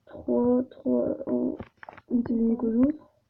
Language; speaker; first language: French; native; French